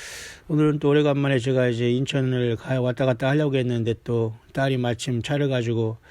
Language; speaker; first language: Korean; native; Korean